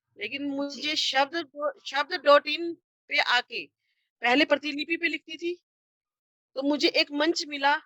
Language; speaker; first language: Hindi; native; Hindi